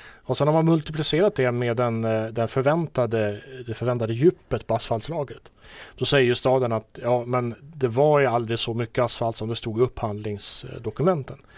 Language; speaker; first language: Swedish; native; Swedish